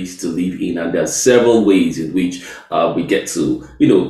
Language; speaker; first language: English; non-native, local second language; Yoruba